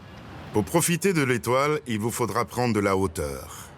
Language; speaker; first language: French; native; French